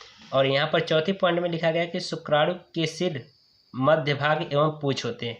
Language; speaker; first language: Hindi; native; Hindi